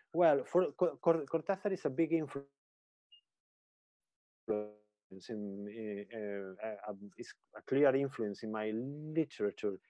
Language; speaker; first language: English; non-native, learner; Spanish